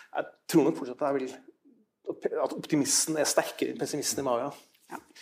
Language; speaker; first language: Norwegian; native; Norwegian